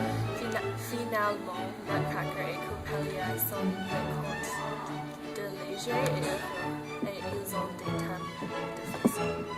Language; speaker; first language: French; non-native, learner; English